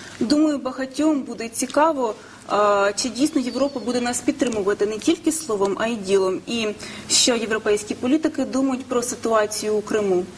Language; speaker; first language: Ukrainian; native; Ukrainian